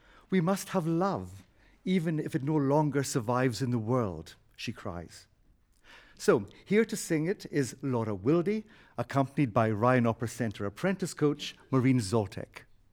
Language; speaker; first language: English; native; English